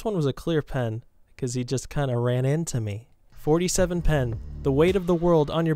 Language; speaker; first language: English; native; English